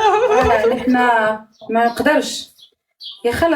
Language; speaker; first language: Arabic; native; Arabic